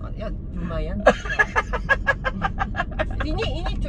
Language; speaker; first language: Indonesian; non-native, learner; Korean